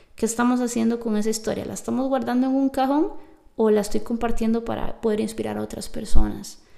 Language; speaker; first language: Spanish; native; Spanish